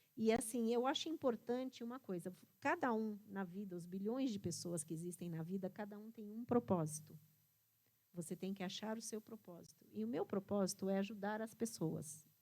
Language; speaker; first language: Portuguese; early bilingual, other home language; Italian